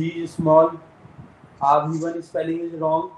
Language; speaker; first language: English; non-native, local second language; Hindi